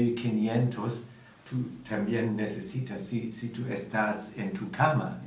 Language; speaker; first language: Spanish; non-native, learner; German